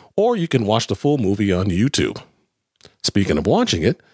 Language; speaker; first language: English; native; English